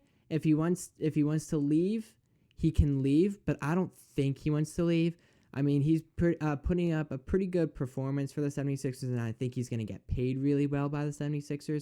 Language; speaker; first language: English; native; English